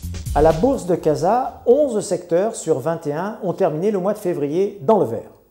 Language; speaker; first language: French; non-native, local second language; Arabic